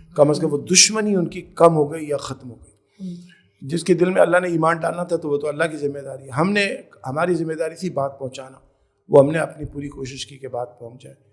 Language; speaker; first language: Urdu; native; Urdu